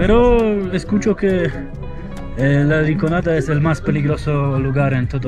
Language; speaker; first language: Spanish; non-native, learner; Polish